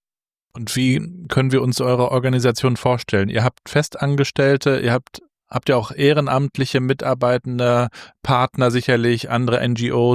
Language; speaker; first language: German; native; German